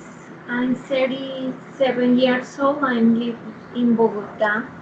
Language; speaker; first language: English; non-native, learner; Spanish